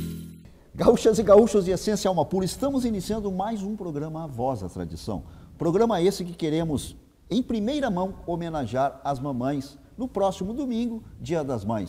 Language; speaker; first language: Portuguese; native; Portuguese